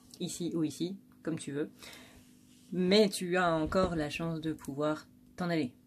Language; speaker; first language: French; early bilingual, other home language; Vietnamese